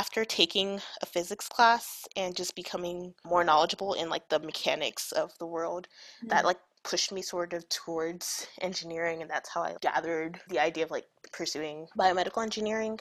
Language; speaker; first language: English; early bilingual, other home language; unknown